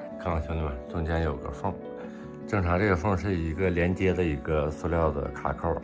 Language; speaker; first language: Chinese; native; Chinese